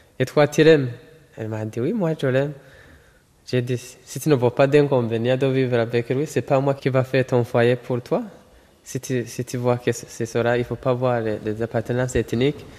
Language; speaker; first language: French; non-native, local second language; Rundi